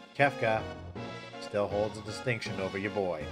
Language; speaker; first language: English; native; English